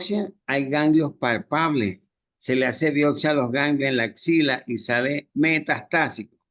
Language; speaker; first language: Spanish; native; Spanish